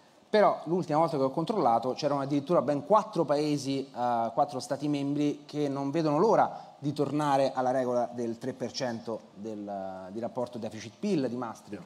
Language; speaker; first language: Italian; native; Italian